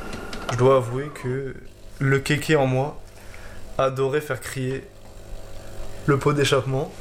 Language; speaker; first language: French; native; French